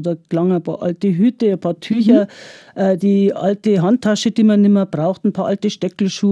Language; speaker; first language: German; native; German